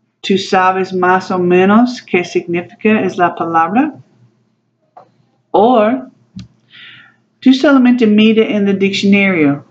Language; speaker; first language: Spanish; non-native, learner; English